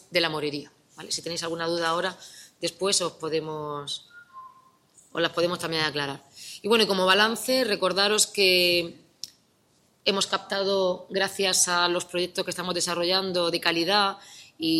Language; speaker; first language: Spanish; native; Spanish